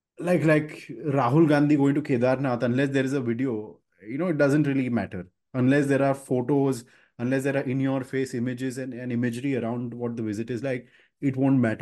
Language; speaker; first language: English; non-native, local second language; Hindi